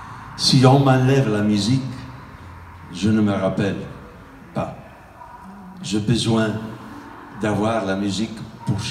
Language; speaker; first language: French; non-native, fluent; Italian